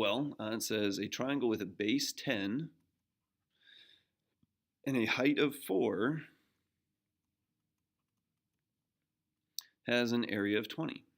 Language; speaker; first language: English; native; English